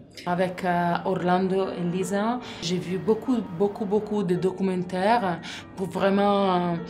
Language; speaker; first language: French; non-native, fluent; Italian